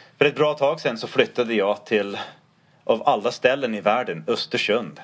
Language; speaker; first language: Swedish; non-native, fluent; English